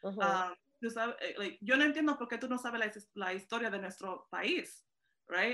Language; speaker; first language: Spanish; early bilingual, heritage; Spanish